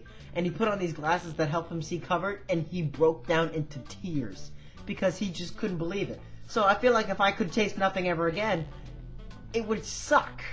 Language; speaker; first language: English; native; English